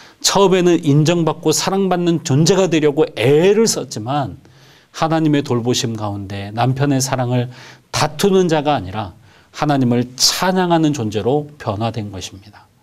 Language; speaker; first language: Korean; native; Korean